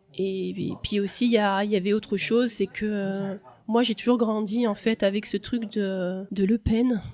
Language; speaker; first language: French; early bilingual, other home language; Portuguese